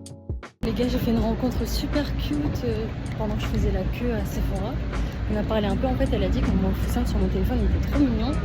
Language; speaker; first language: French; native; French